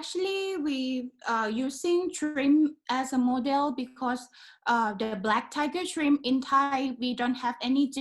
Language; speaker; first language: English; non-native, learner; Thai